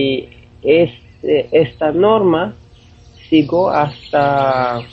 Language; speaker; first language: Spanish; non-native, fluent; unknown